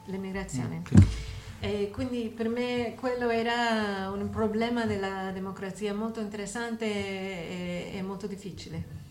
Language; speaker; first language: Italian; non-native, learner; English